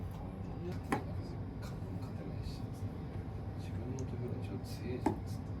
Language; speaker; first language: Japanese; native; Japanese